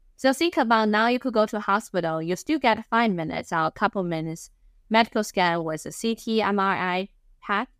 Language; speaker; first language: English; non-native, fluent; Chinese